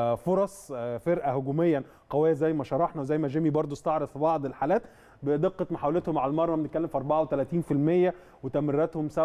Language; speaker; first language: Arabic; native; Arabic